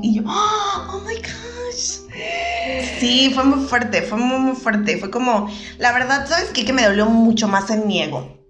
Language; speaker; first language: Spanish; native; Spanish